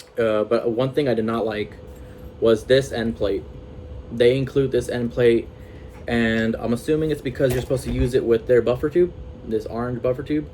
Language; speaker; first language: English; native; English